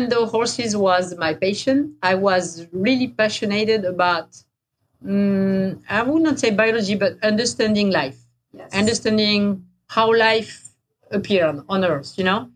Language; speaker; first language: English; non-native, fluent; French